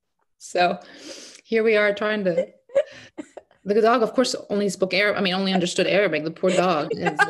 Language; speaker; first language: English; non-native, fluent; Arabic